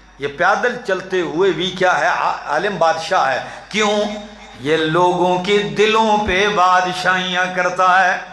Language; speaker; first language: Urdu; non-native, local second language; Pashto